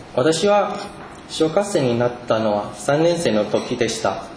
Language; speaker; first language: Japanese; non-native, fluent; Chinese